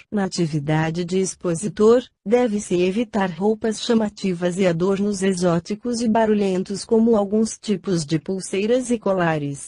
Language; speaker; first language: Portuguese; native; Portuguese